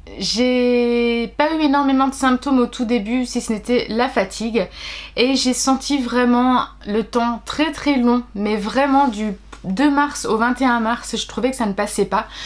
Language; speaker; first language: French; native; French